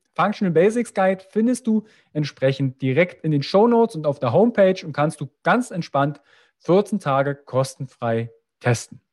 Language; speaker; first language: German; native; German